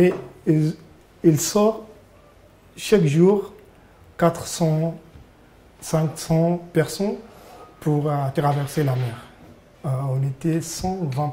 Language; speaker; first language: French; non-native, learner; Arabic